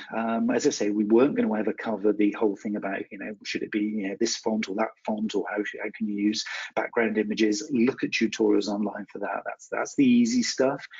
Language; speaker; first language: English; native; English